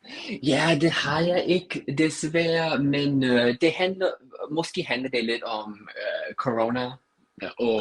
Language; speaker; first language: Danish; non-native, fluent; English